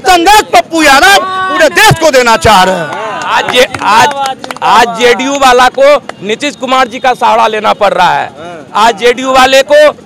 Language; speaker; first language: Hindi; native; Hindi